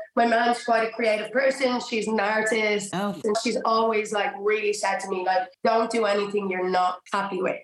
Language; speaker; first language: English; native; English